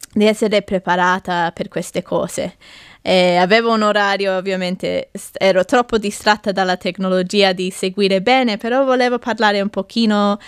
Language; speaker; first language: Italian; non-native, fluent; English